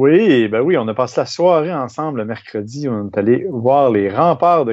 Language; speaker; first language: French; native; French